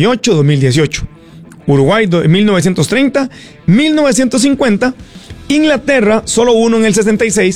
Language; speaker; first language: Spanish; native; Spanish